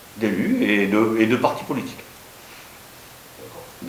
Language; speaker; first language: French; native; French